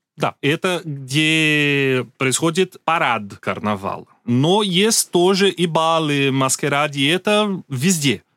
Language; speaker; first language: Russian; non-native, learner; Portuguese